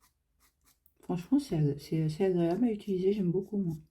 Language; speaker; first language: French; native; French